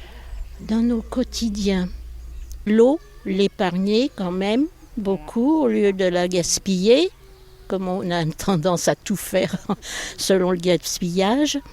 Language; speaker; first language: French; native; French